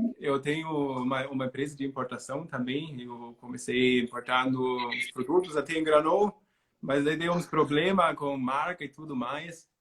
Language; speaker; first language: Portuguese; non-native, fluent; German